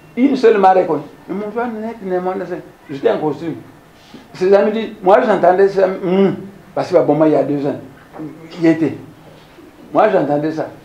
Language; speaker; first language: French; non-native, local second language; Kongo